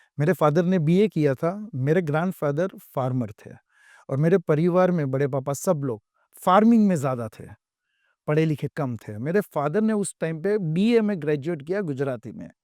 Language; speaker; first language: Hindi; non-native, local second language; Gujarati